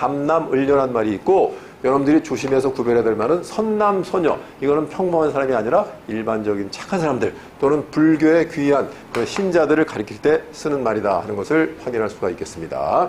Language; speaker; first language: Korean; native; Korean